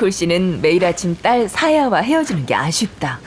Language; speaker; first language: Korean; native; Korean